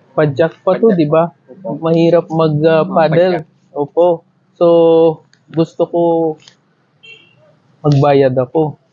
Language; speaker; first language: Filipino; non-native, learner; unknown